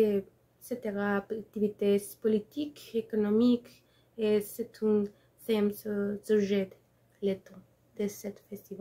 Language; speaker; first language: French; non-native, learner; Spanish